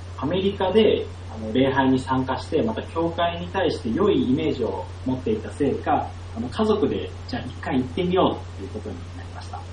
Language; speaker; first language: Japanese; native; Japanese